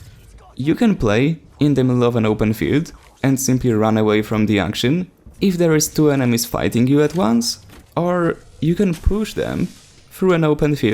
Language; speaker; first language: English; non-native, fluent; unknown